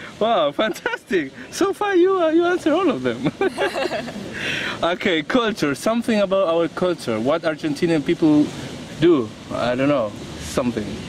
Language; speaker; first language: English; non-native, fluent; Spanish